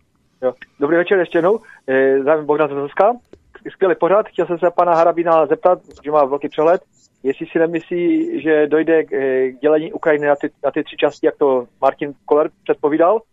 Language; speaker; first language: Czech; native; Czech